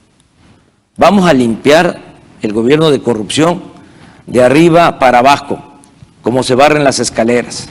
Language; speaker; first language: Spanish; native; Spanish